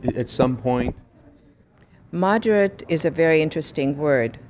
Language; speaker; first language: English; non-native, fluent; Hungarian